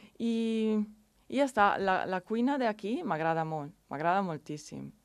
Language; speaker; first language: Catalan; non-native, learner; Italian